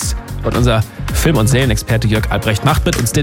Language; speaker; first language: German; native; German